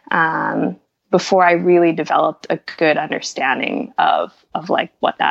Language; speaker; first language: English; native; English